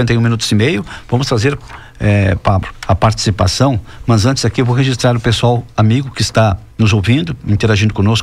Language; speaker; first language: Portuguese; native; Portuguese